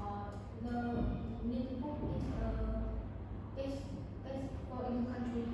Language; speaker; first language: English; non-native, learner; Vietnamese